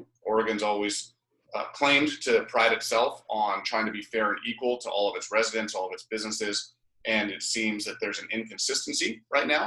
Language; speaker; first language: English; native; English